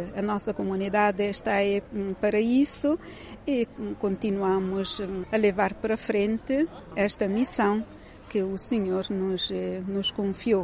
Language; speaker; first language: Portuguese; non-native, local second language; Kabuverdianu